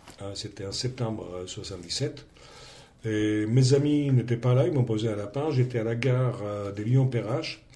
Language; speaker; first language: French; non-native, fluent; Greek